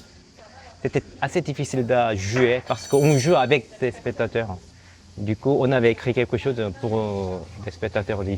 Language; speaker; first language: French; non-native, fluent; Korean